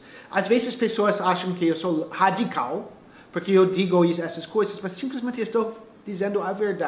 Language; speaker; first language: Portuguese; non-native, fluent; English